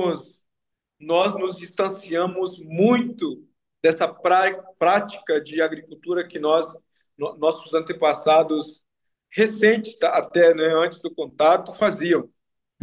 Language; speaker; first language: Portuguese; non-native, local second language; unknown